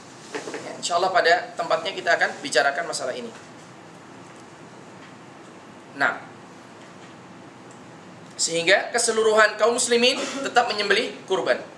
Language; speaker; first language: Indonesian; native; Indonesian